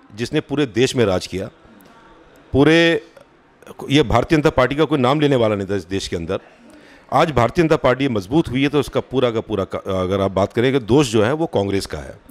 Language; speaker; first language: Hindi; native; Hindi